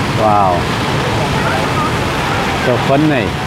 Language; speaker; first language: English; non-native, learner; Vietnamese